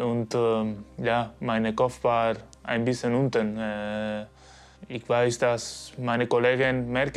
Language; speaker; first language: German; non-native, learner; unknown